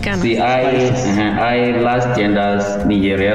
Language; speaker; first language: Spanish; non-native, learner; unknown